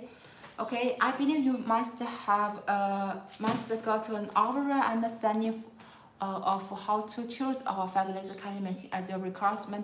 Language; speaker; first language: English; non-native, learner; Chinese